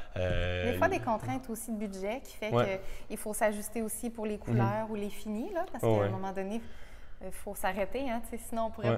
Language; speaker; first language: French; native; French